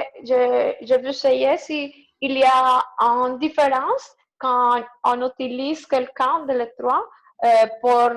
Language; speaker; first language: French; non-native, learner; Spanish